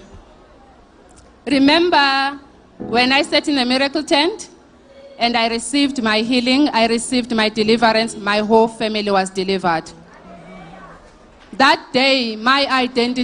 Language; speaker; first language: English; non-native, local second language; Xhosa